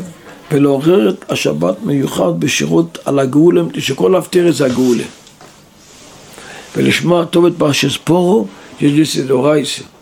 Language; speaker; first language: Hebrew; non-native, local second language; Yiddish